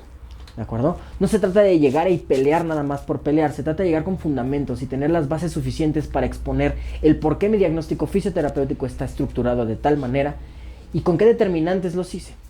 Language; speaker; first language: Spanish; native; Spanish